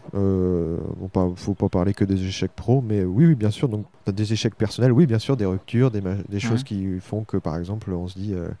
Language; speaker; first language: French; native; French